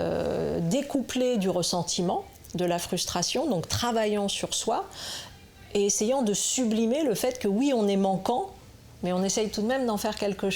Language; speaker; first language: French; native; French